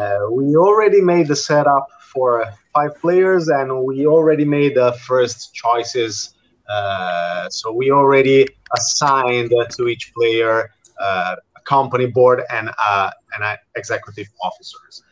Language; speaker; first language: English; non-native, fluent; Italian